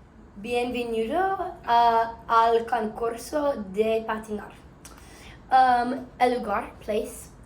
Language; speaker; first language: Spanish; non-native, learner; English